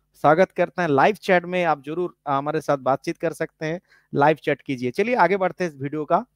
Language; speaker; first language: Hindi; non-native, local second language; Bangla